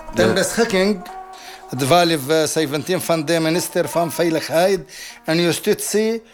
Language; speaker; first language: Dutch; non-native, learner; Arabic